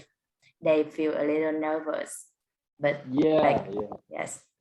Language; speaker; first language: English; non-native, learner; Vietnamese